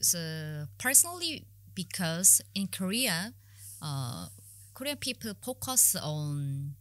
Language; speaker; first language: English; non-native, learner; Korean